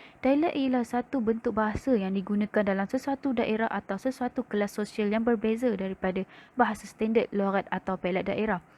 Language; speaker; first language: Malay; native; Malay